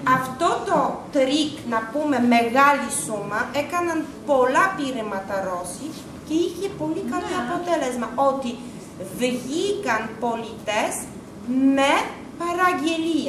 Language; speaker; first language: Greek; non-native, learner; Russian